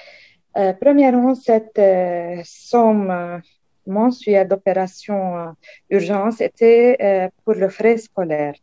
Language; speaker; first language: French; non-native, local second language; Arabic